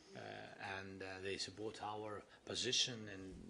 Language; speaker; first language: English; non-native, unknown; Ukrainian